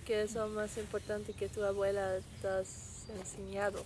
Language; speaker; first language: Spanish; non-native, learner; Dutch